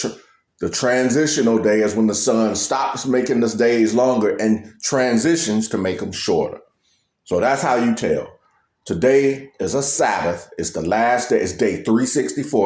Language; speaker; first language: English; native; English